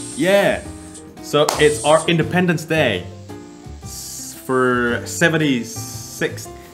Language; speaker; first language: English; non-native, fluent; Indonesian